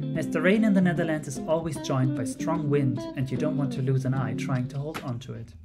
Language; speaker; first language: English; non-native, fluent; Dutch